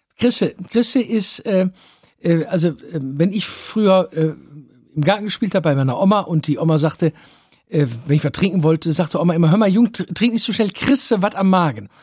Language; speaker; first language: German; native; German